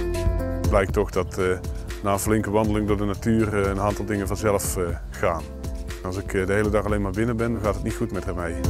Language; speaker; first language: Dutch; native; Dutch